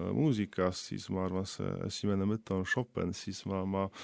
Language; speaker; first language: Estonian; non-native, fluent; Polish